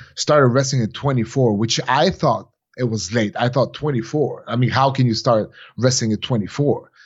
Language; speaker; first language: English; non-native, fluent; Bulgarian